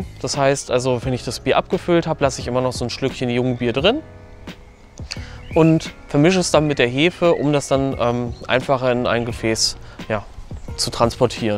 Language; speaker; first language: German; native; German